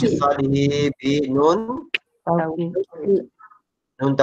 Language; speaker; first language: Arabic; non-native, fluent; Malay